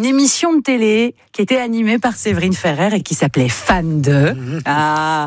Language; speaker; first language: French; native; French